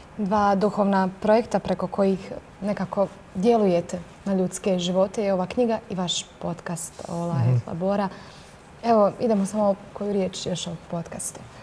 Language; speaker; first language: Croatian; native; Croatian